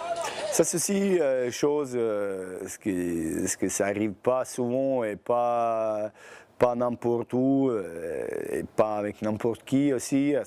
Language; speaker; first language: French; non-native, fluent; Bosnian